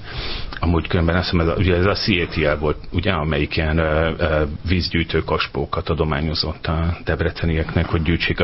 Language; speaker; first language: Hungarian; native; Hungarian